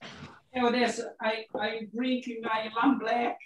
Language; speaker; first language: English; non-native, learner; Italian